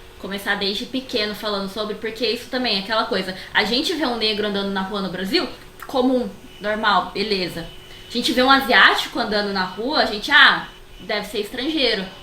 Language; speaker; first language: Portuguese; native; Portuguese